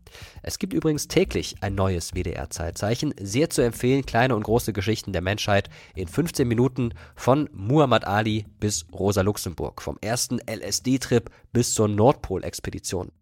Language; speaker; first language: German; native; German